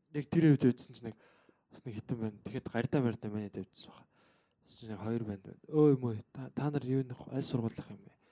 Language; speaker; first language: Mongolian; native; Mongolian